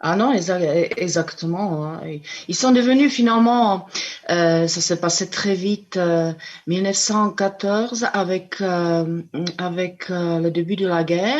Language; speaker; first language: French; non-native, fluent; Czech